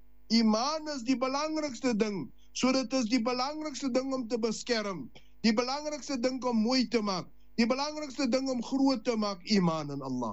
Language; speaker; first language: Dutch; non-native, learner; Afrikaans